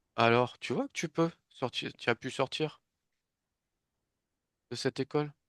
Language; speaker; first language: French; native; French